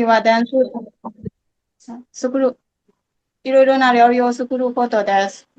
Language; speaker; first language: Japanese; non-native, learner; Burmese